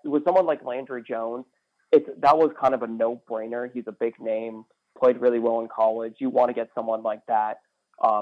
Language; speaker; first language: English; native; English